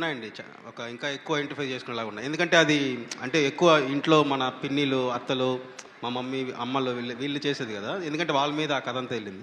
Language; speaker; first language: Telugu; native; Telugu